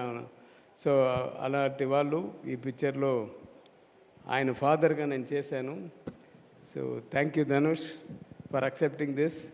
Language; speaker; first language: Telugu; non-native, learner; Tamil